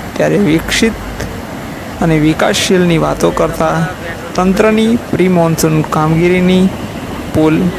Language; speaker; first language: Gujarati; native; Gujarati